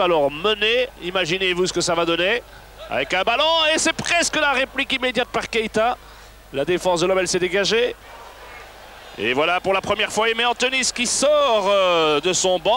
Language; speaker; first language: French; native; French